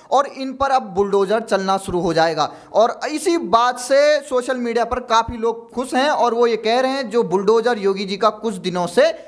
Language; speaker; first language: Hindi; native; Hindi